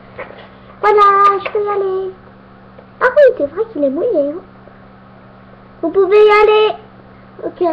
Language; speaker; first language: French; native; French